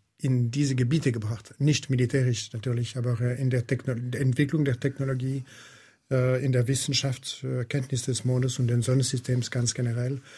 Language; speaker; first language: German; non-native, local second language; French